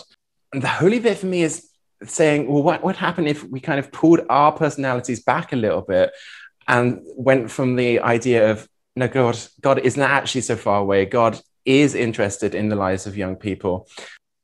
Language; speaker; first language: English; native; English